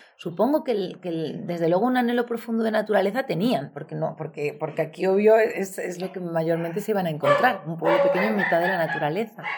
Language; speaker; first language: Spanish; native; Spanish